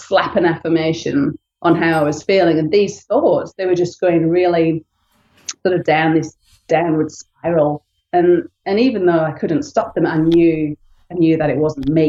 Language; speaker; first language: English; native; English